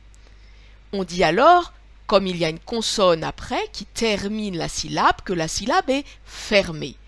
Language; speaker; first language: French; native; French